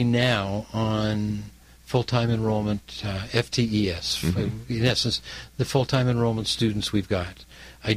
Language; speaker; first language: English; native; English